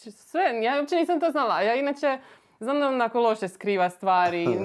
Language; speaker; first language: Croatian; native; Croatian